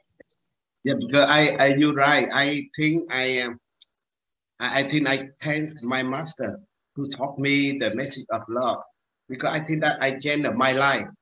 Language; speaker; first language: English; non-native, learner; Vietnamese